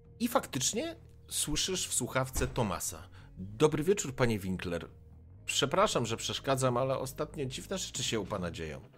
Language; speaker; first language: Polish; native; Polish